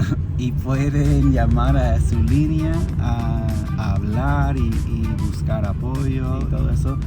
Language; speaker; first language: Spanish; non-native, fluent; English